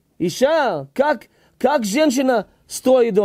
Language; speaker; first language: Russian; early bilingual, heritage; Hebrew